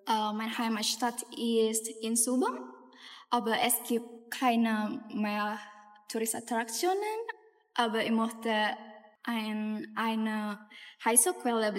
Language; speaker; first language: German; non-native, learner; Indonesian